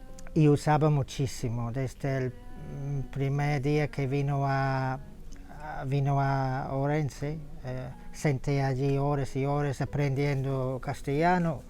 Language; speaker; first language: Spanish; non-native, fluent; English